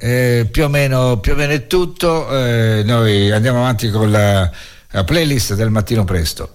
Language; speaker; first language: Italian; native; Italian